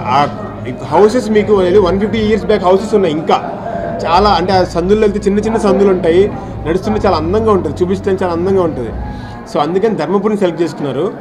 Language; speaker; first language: Telugu; native; Telugu